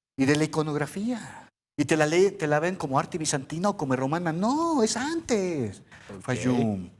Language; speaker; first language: Spanish; early bilingual, heritage; Spanish